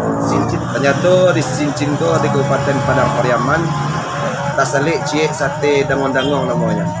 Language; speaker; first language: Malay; non-native, local second language; Minangkabau